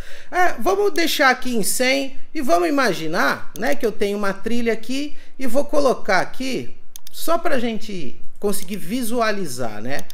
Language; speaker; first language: Portuguese; native; Portuguese